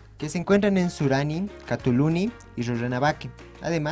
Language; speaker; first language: Spanish; native; Spanish